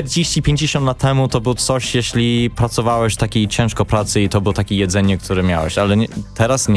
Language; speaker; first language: Polish; non-native, learner; English